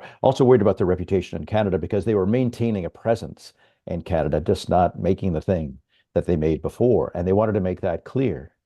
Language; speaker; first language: English; native; English